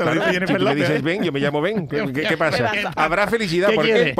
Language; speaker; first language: Spanish; native; Spanish